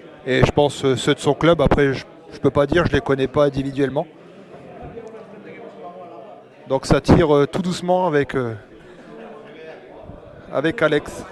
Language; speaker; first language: French; native; French